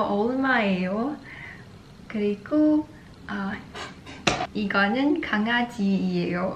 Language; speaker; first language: Korean; non-native, learner; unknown